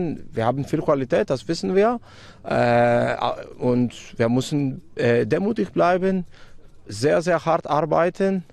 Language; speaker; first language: German; non-native, fluent; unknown